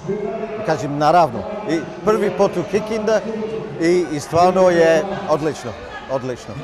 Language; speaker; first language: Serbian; non-native, learner; English